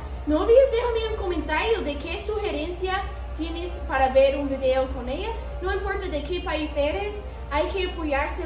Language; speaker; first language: Spanish; non-native, fluent; English